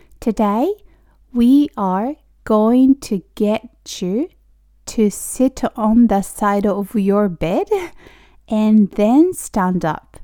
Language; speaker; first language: English; non-native, fluent; Japanese